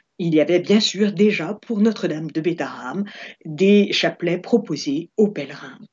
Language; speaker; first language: French; native; French